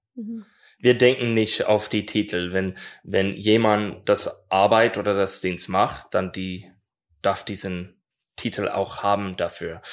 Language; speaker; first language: German; non-native, learner; English